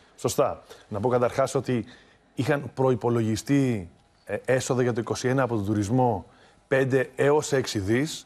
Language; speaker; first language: Greek; native; Greek